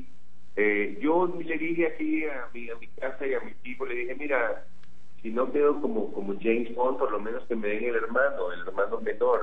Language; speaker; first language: Spanish; native; Spanish